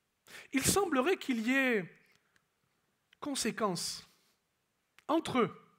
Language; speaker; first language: French; native; French